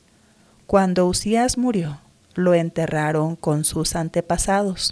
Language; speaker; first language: Spanish; native; Spanish